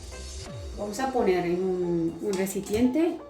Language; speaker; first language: Spanish; non-native, fluent; Arabic